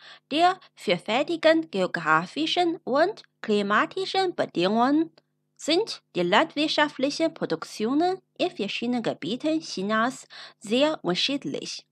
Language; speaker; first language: German; non-native, fluent; Chinese